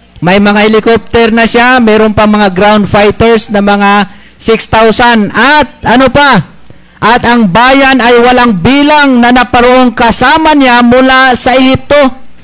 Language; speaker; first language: Filipino; non-native, local second language; Bikol